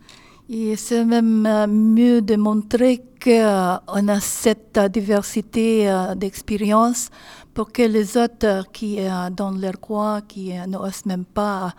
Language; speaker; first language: French; non-native, learner; Filipino